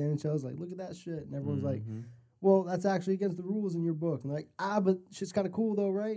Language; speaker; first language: English; native; English